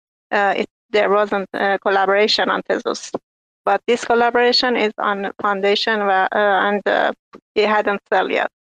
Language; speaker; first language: English; non-native, learner; Persian